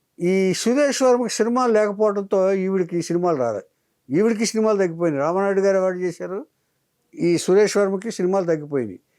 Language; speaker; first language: Telugu; native; Telugu